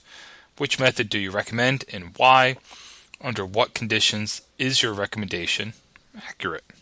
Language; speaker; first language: English; native; English